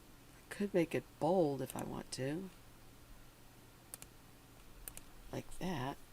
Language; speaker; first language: English; native; English